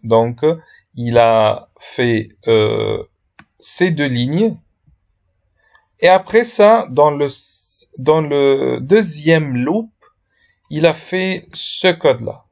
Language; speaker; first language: French; non-native, fluent; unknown